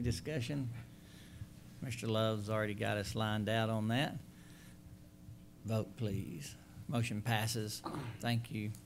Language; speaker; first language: English; native; English